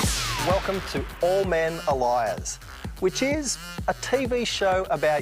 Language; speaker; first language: English; native; English